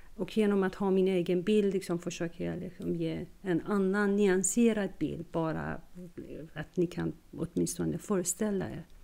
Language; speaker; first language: Swedish; non-native, fluent; Persian